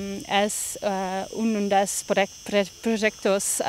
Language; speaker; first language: Catalan; non-native, learner; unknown